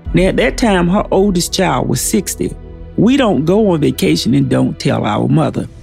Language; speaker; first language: English; native; English